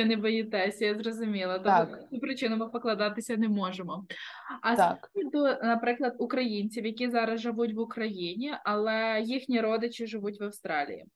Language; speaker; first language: Ukrainian; native; Ukrainian